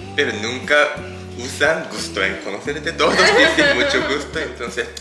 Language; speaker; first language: Spanish; non-native, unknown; Japanese